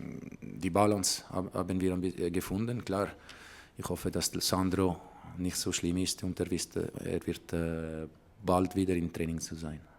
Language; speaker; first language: German; non-native, fluent; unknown